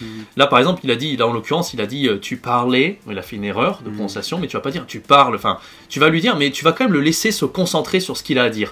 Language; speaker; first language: French; native; French